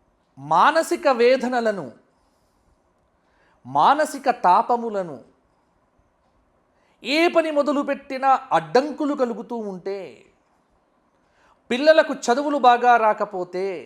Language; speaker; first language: Telugu; native; Telugu